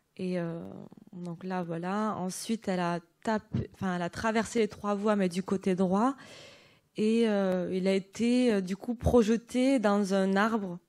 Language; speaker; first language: French; native; French